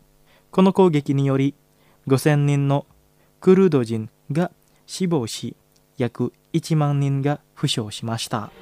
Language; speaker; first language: Japanese; non-native, fluent; Indonesian